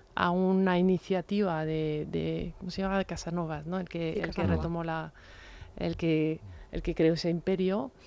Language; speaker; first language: Spanish; non-native, fluent; French